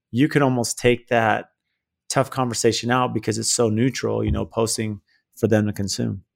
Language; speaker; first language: English; native; English